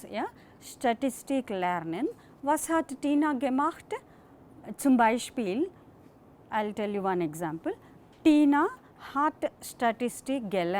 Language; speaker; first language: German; non-native, fluent; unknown